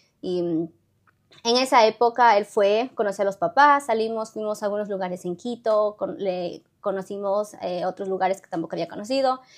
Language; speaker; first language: Spanish; native; Spanish